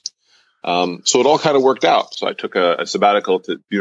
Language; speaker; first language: English; native; English